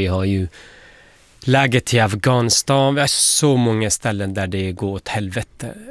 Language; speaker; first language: Swedish; non-native, fluent; Arabic